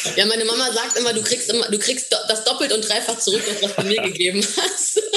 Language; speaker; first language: German; non-native, fluent; Portuguese